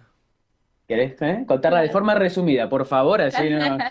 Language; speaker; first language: Spanish; native; Spanish